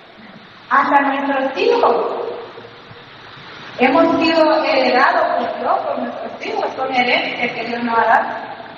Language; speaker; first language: Spanish; native; Spanish